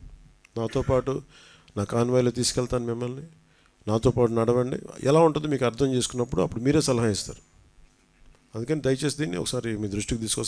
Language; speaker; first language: Telugu; native; Telugu